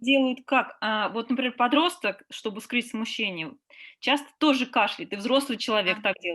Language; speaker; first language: Russian; native; Russian